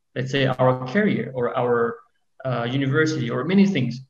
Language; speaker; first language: English; non-native, fluent; Persian